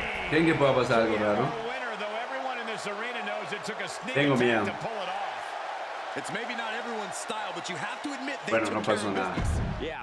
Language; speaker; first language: Spanish; native; Spanish